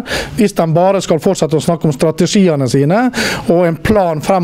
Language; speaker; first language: Norwegian; native; Norwegian